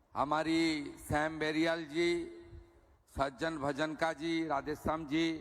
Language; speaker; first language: Hindi; non-native, local second language; Bangla